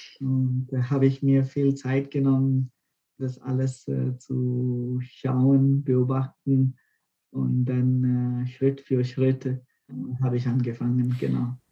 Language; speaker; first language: German; non-native, fluent; Konkani